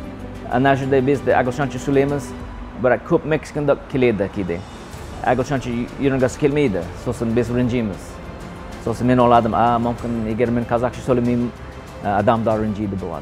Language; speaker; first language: Kazakh; non-native, learner; English